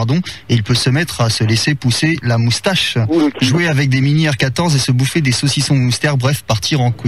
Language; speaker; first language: French; native; French